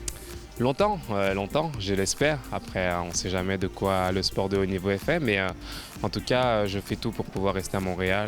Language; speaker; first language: French; native; French